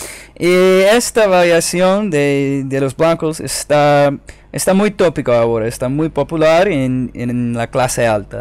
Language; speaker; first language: Spanish; non-native, fluent; English